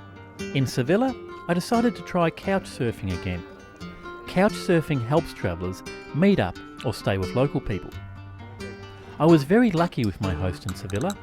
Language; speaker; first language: English; native; English